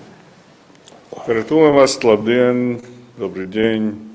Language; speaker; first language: Russian; native; Russian